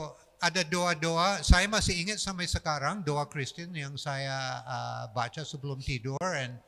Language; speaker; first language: Indonesian; non-native, fluent; English